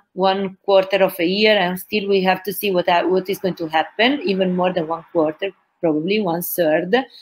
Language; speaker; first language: English; non-native, fluent; Italian